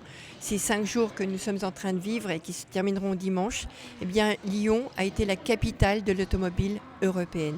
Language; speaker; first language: French; native; French